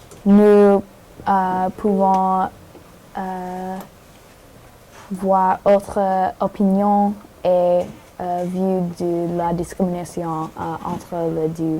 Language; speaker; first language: French; non-native, learner; English